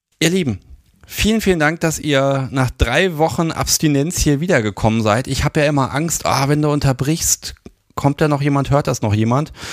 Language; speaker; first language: German; native; German